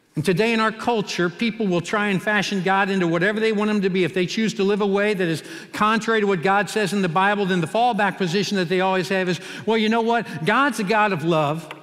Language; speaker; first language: English; native; English